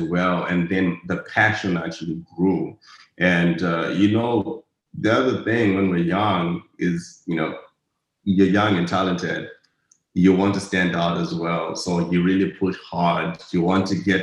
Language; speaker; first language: English; non-native, local second language; Shona